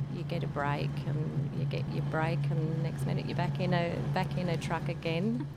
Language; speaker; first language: English; native; English